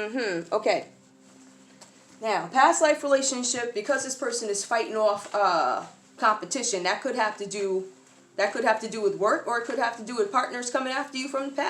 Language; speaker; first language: English; native; English